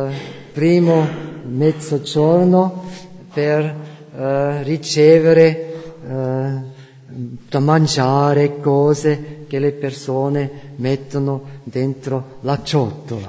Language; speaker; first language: Italian; non-native, fluent; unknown